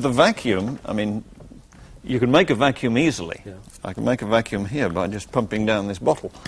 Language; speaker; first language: English; native; English